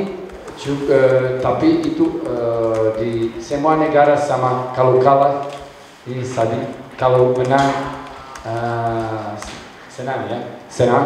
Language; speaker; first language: Indonesian; non-native, learner; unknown